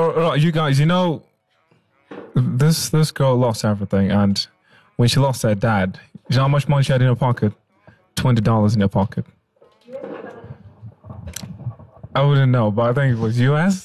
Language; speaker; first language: English; native; English